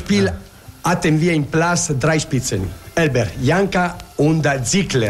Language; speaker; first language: German; non-native, learner; Italian